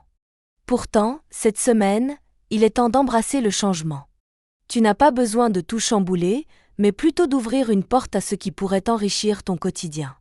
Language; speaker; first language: French; native; French